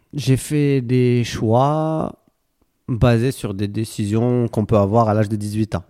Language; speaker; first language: French; non-native, local second language; Arabic